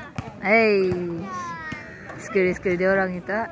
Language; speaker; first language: Malay; native; Malay